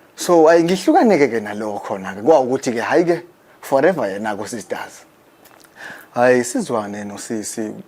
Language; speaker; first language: Zulu; native; Zulu